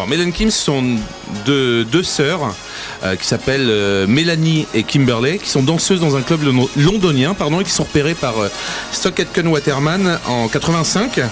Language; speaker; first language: French; native; French